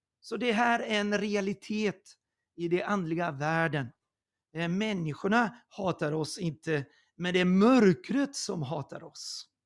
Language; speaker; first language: Swedish; non-native, fluent; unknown